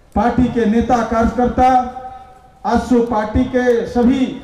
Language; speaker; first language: Hindi; non-native, local second language; Bangla